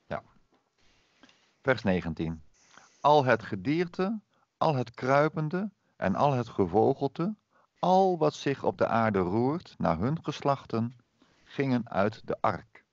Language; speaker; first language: Dutch; native; Dutch